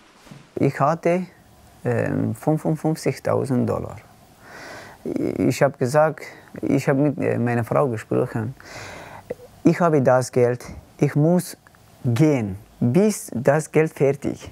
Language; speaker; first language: German; non-native, learner; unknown